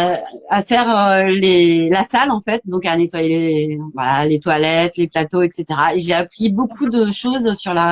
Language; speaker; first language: French; native; French